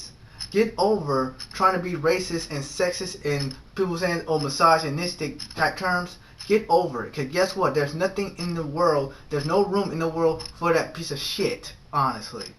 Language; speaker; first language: English; native; English